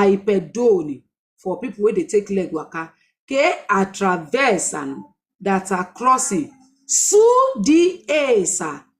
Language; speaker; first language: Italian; non-native, learner; Yoruba